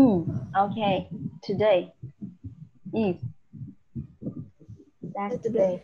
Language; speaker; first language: English; non-native, learner; Vietnamese